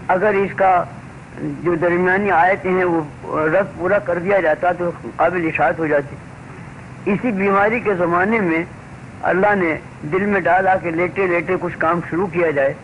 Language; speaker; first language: Urdu; native; Urdu